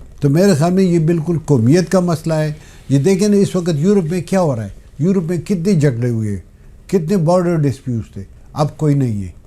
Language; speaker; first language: Urdu; non-native, local second language; Pashto